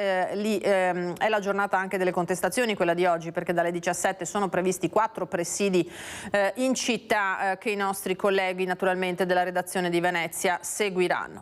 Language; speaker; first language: Italian; native; Italian